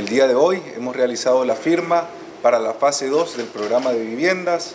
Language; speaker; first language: Spanish; native; Spanish